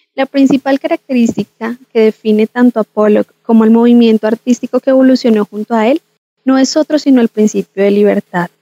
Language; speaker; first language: Spanish; native; Spanish